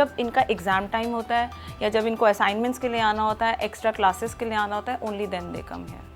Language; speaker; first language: Hindi; native; Hindi